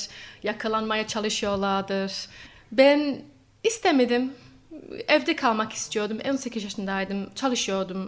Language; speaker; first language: Turkish; non-native, learner; English